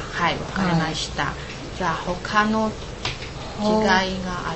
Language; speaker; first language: Japanese; non-native, learner; Chinese